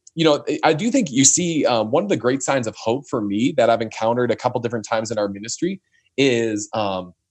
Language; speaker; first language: English; native; English